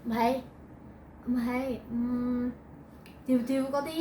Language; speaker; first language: Cantonese; non-native, learner; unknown